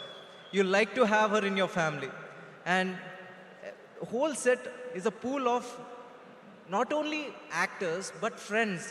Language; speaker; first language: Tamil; non-native, learner; Telugu